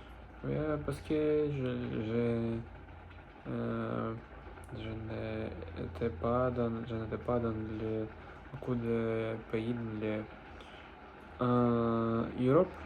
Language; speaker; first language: French; non-native, learner; Russian